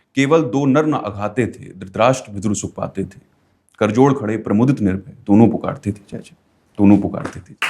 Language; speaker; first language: Hindi; native; Hindi